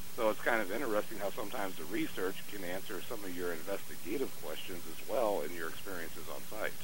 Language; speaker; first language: English; native; English